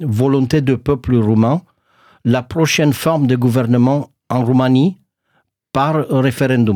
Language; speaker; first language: French; non-native, fluent; Romanian